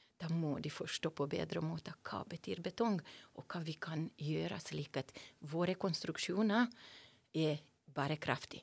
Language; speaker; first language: Norwegian; non-native, fluent; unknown